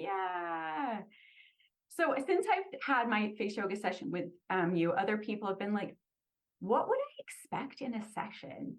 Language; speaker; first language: English; native; English